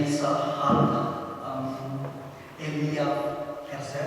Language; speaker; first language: German; non-native, learner; Indonesian